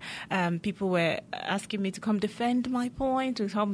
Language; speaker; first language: English; non-native, local second language; Igbo